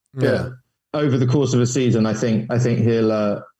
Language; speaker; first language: English; native; English